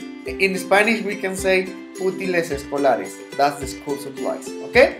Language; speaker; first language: English; non-native, fluent; Spanish